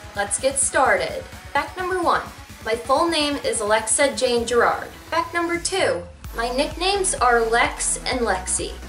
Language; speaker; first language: English; native; English